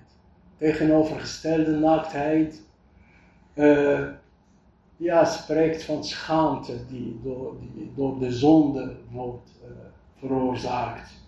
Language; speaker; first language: Dutch; non-native, fluent; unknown